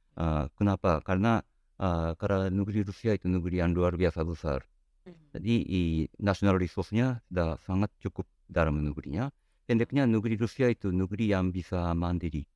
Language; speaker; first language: Indonesian; non-native, fluent; Japanese